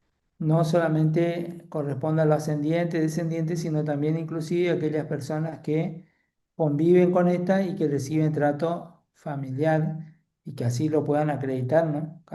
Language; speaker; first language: Spanish; native; Spanish